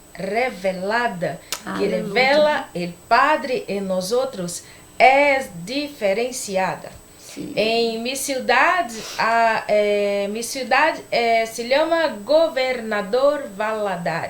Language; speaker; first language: Spanish; non-native, learner; Portuguese